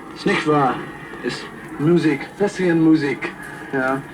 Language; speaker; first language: German; non-native, learner; English